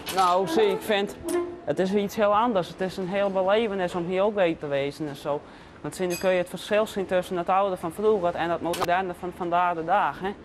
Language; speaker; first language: Dutch; non-native, local second language; Western Frisian